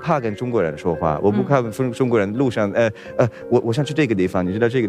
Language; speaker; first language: Chinese; non-native, fluent; Swedish